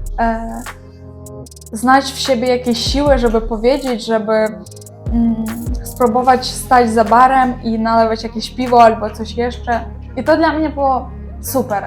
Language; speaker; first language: Polish; non-native, learner; Ukrainian